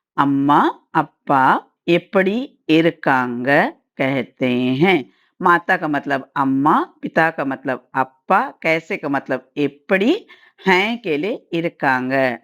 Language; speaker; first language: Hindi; non-native, local second language; Tamil